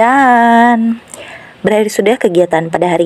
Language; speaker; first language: Indonesian; native; Indonesian